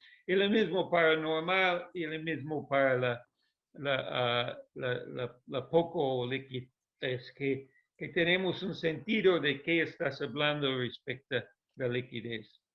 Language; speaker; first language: Spanish; non-native, fluent; English